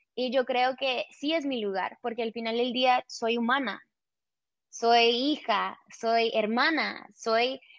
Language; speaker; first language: Spanish; early bilingual, heritage; Spanish